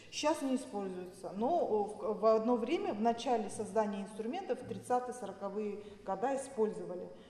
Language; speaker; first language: Russian; non-native, local second language; Kazakh